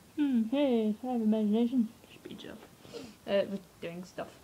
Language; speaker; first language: English; native; English